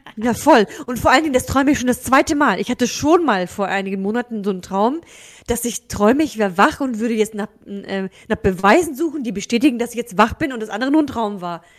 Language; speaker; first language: German; early bilingual, other home language; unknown